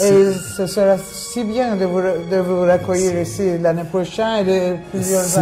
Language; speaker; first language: French; non-native, fluent; Turkish